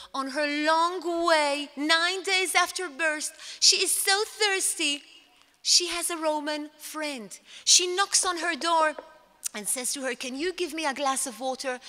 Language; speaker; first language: English; non-native, fluent; Hebrew